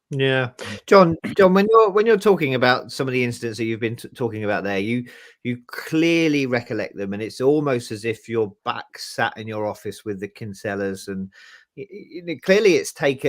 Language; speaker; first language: English; native; English